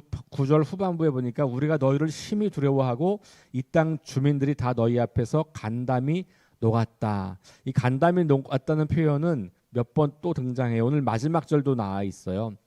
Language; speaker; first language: Korean; native; Korean